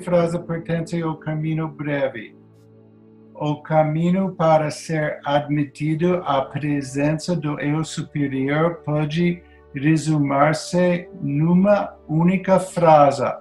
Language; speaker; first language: Portuguese; non-native, learner; English